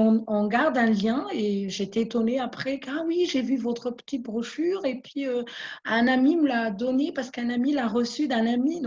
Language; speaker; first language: French; non-native, local second language; Malagasy